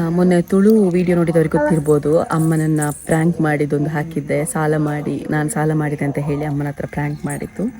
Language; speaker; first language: Kannada; non-native, local second language; Tulu